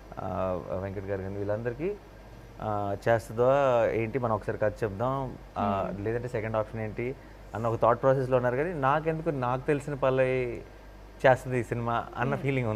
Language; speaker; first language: Telugu; native; Telugu